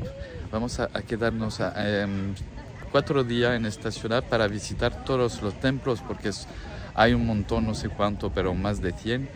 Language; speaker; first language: Spanish; non-native, fluent; French